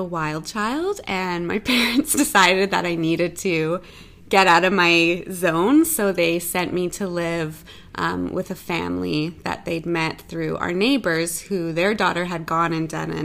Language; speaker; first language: English; native; English